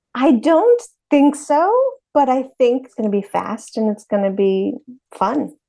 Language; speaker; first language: English; native; English